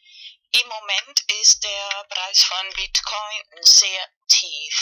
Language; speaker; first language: German; non-native, fluent; Spanish